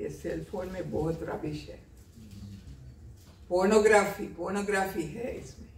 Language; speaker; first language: Hindi; non-native, local second language; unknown